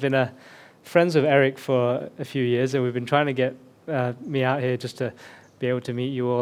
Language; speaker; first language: English; native; English